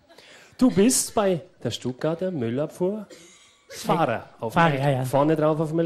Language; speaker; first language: German; native; German